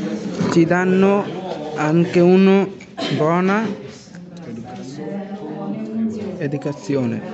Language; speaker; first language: Italian; non-native, learner; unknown